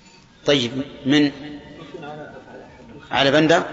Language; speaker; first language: Arabic; native; Arabic